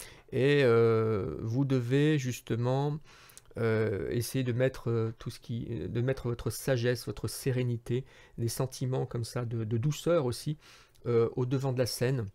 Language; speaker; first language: French; native; French